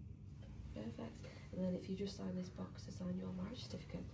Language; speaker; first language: English; native; English